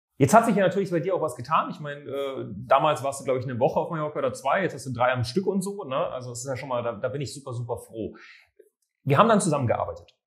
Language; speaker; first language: German; native; German